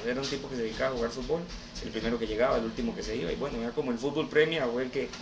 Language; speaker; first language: Spanish; native; Spanish